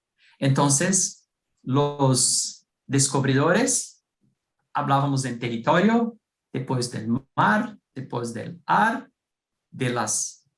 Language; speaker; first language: Spanish; non-native, fluent; Portuguese